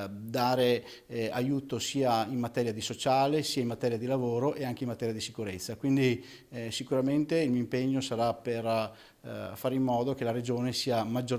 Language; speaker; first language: Italian; native; Italian